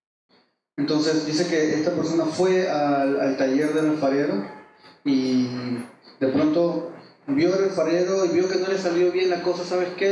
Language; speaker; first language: Spanish; native; Spanish